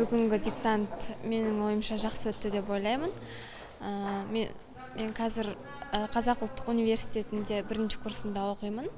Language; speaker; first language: Kazakh; non-native, local second language; Russian